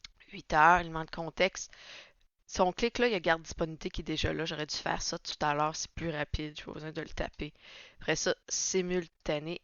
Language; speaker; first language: French; native; French